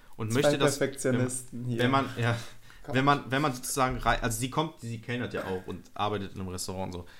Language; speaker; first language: German; native; German